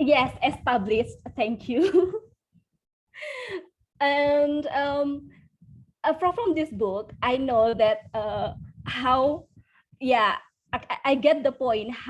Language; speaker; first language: English; non-native, fluent; Indonesian